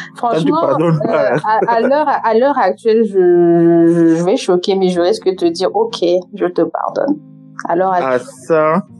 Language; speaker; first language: French; native; French